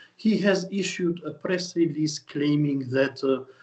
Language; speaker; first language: English; non-native, fluent; Albanian